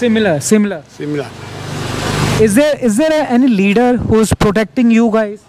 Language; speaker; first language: English; non-native, fluent; Hindi